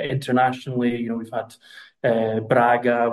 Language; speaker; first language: English; native; English